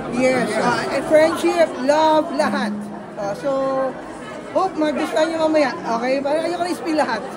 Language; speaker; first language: Filipino; native; Filipino